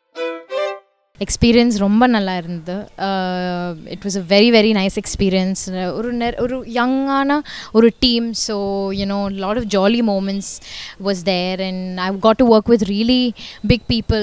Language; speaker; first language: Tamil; non-native, learner; Malayalam